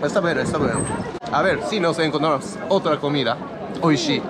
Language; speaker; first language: Spanish; non-native, learner; Japanese